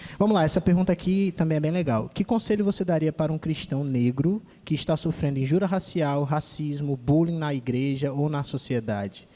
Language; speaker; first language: Portuguese; native; Portuguese